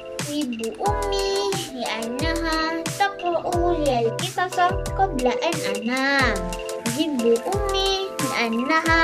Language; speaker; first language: Arabic; non-native, learner; Malay